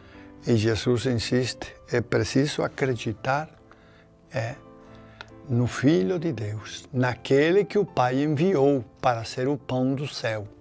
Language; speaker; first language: Portuguese; non-native, fluent; Spanish